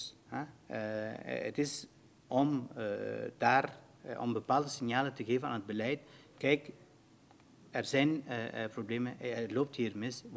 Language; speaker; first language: Dutch; non-native, fluent; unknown